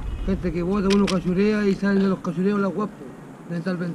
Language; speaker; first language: Spanish; native; Spanish